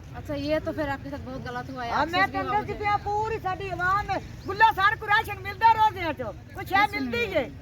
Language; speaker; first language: Hindi; non-native, local second language; Punjabi